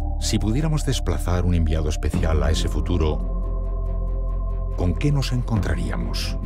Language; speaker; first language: Spanish; native; Spanish